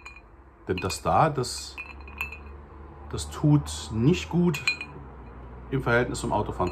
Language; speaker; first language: German; native; German